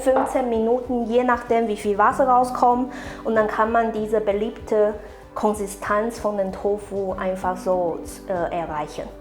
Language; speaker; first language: German; non-native, fluent; Chinese